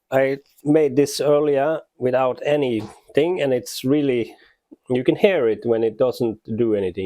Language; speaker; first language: English; non-native, fluent; Norwegian